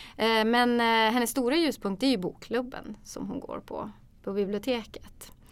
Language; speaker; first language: Swedish; native; Swedish